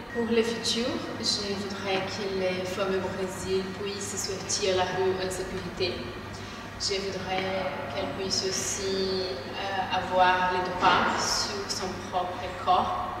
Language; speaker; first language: French; non-native, fluent; Portuguese